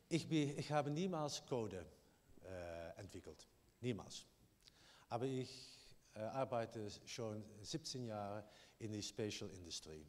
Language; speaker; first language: German; non-native, learner; Dutch